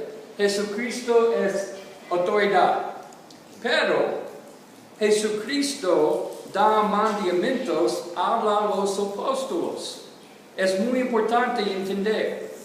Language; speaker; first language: Spanish; non-native, learner; English